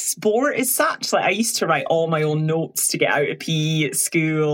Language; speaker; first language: English; native; English